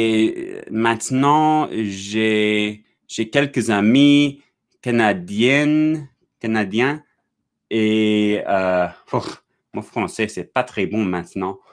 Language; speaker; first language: French; non-native, learner; English